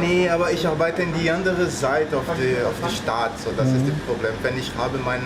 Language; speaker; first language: German; non-native, learner; Spanish